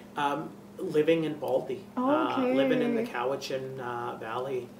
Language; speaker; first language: English; native; English